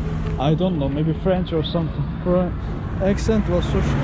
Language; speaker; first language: English; non-native, learner; Turkish